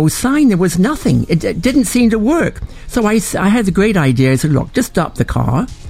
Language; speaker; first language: English; native; English